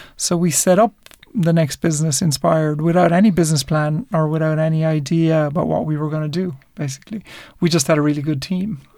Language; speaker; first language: English; native; English